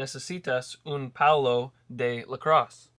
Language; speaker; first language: Spanish; non-native, learner; English